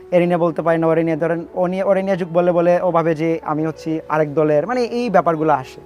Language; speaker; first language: Bangla; native; Bangla